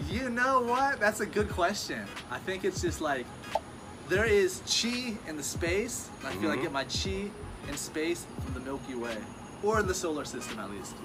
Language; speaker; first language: English; early bilingual, other home language; Chinese